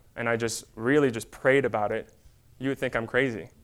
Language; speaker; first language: English; early bilingual, other home language; Korean